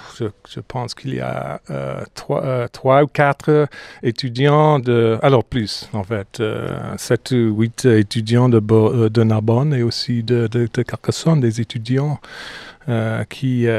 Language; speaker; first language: French; non-native, fluent; English